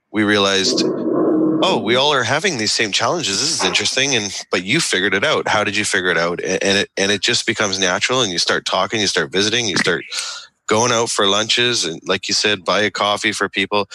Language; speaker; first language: English; native; English